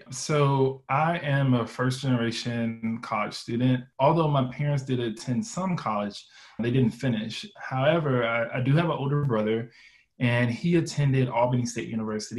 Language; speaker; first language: English; native; English